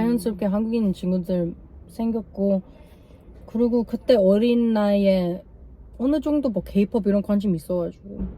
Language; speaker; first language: Korean; non-native, learner; English